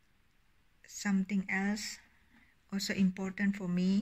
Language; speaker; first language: English; non-native, learner; Indonesian